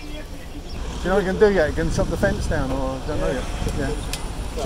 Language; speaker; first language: English; native; English